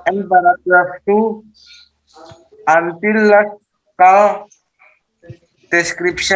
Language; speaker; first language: English; non-native, learner; Indonesian